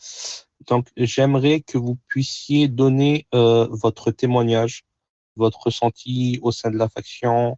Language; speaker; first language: French; native; French